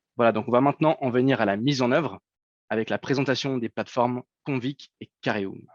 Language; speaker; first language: French; native; French